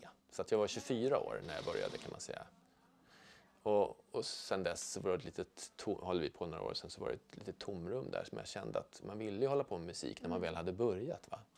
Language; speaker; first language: Swedish; native; Swedish